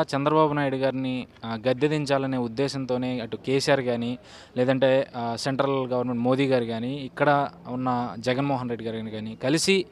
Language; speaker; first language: Telugu; native; Telugu